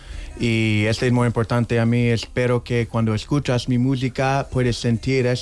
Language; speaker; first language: Spanish; non-native, learner; English